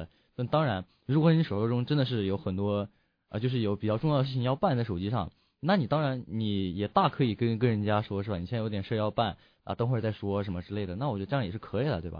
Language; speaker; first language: Chinese; native; Chinese